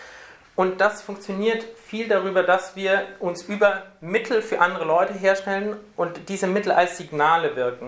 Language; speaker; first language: German; native; German